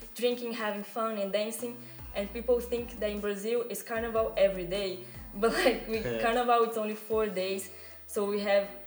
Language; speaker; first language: English; non-native, fluent; Portuguese